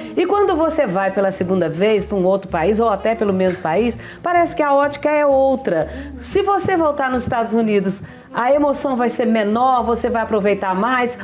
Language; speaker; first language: Portuguese; native; Portuguese